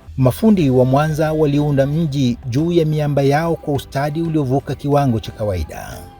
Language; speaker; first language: Swahili; native; Swahili